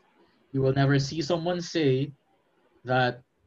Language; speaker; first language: English; non-native, local second language; Filipino